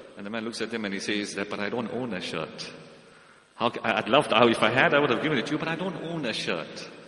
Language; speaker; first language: English; native; English